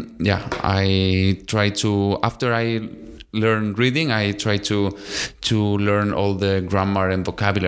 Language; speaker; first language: English; non-native, fluent; Spanish